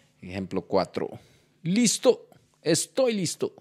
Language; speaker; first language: Spanish; non-native, learner; Hindi